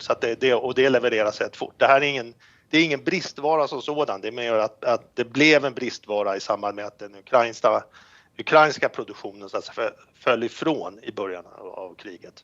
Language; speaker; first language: Swedish; native; Swedish